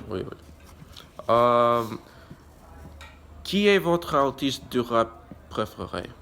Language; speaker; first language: French; non-native, learner; English